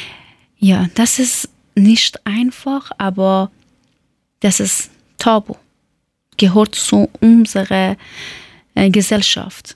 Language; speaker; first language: German; non-native, learner; Persian